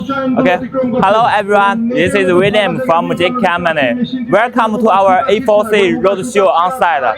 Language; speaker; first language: English; non-native, learner; Chinese